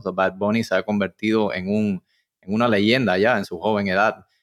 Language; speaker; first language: Spanish; early bilingual, heritage; Spanish